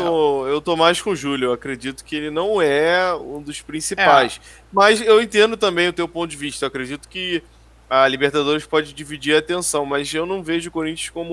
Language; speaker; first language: Portuguese; native; Portuguese